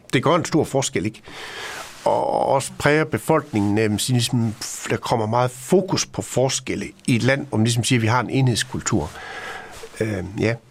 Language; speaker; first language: Danish; native; Danish